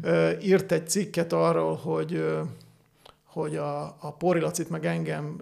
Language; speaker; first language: Hungarian; native; Hungarian